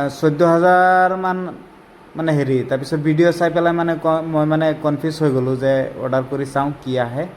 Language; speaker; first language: Assamese; native; Assamese